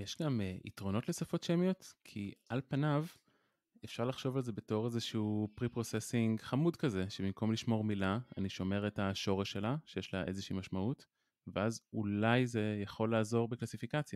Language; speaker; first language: Hebrew; native; Hebrew